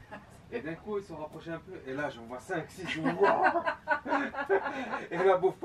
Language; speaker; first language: French; non-native, learner; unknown